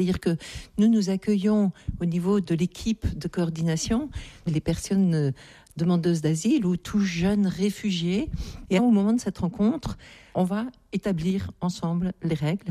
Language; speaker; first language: French; native; French